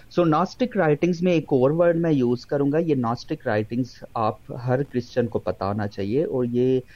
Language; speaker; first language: Urdu; non-native, local second language; Punjabi